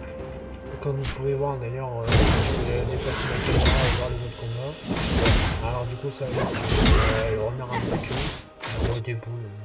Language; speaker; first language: French; native; French